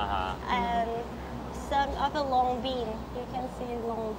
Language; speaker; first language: English; non-native, learner; Thai